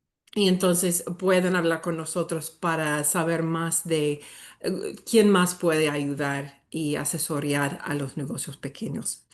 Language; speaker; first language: Spanish; early bilingual, heritage; Spanish